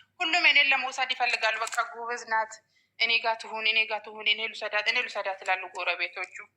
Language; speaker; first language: Amharic; non-native, local second language; Oromo